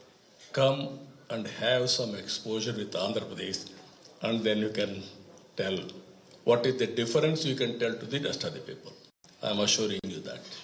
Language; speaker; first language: English; non-native, local second language; Telugu